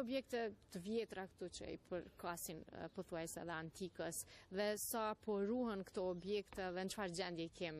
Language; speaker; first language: Albanian; native; Albanian